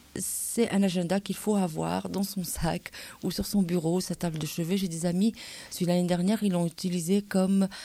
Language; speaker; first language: French; non-native, local second language; Arabic